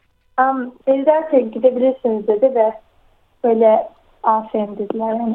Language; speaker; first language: Turkish; early bilingual, heritage; Turkish